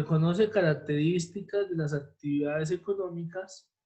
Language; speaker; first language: Spanish; native; Spanish